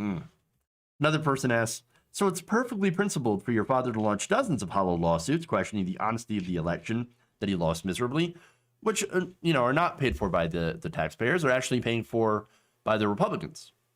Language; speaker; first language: English; native; English